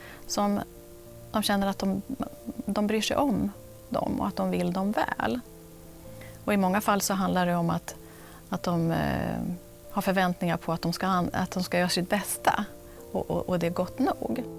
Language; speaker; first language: Swedish; native; Swedish